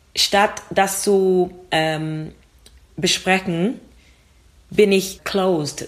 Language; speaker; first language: German; non-native, learner; English